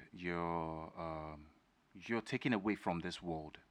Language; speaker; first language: English; non-native, local second language; Yoruba